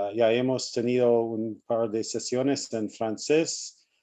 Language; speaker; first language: Spanish; non-native, learner; English